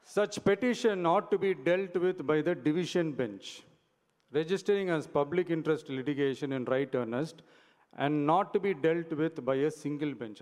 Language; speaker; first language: English; non-native, local second language; Tamil